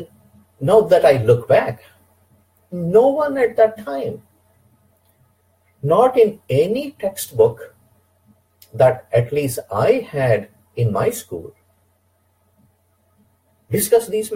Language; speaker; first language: English; non-native, local second language; Kannada